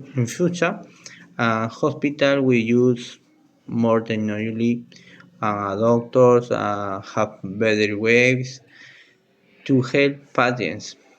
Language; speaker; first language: English; non-native, learner; Spanish